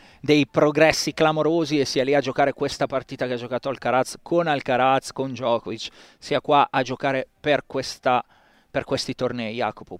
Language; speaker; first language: Italian; native; Italian